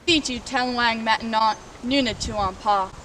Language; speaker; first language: French; non-native, learner; English